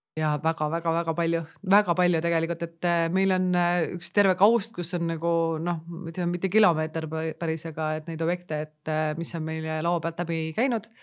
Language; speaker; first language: Estonian; native; Estonian